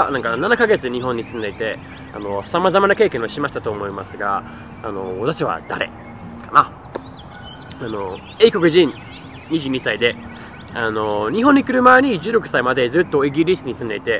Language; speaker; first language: Japanese; non-native, fluent; English